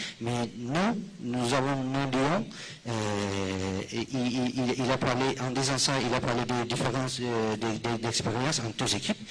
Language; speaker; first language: French; non-native, fluent; Turkish